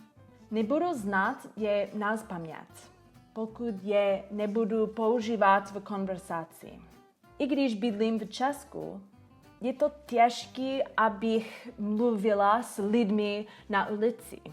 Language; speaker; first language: Czech; non-native, learner; English